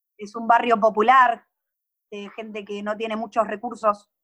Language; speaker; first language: Spanish; native; Spanish